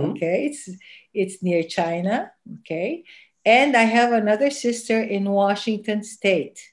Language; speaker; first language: English; non-native, local second language; Filipino